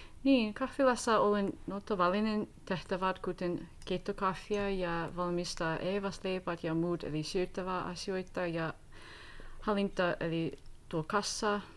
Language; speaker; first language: Finnish; non-native, learner; English